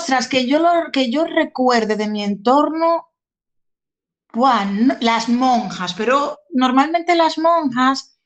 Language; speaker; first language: Spanish; native; Spanish